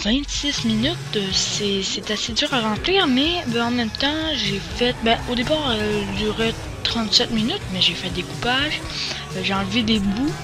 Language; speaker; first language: French; native; French